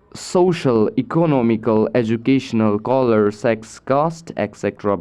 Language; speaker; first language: English; non-native, local second language; Nepali